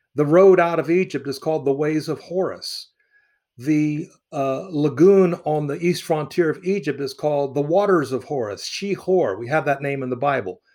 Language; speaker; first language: English; early bilingual, other home language; Arabic